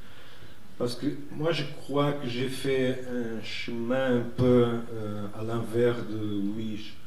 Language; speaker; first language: French; non-native, fluent; Portuguese